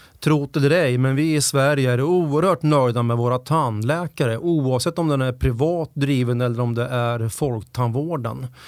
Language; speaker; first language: Swedish; native; Swedish